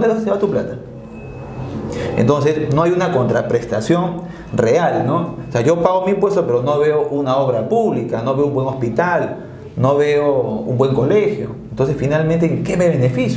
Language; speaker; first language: Spanish; native; Spanish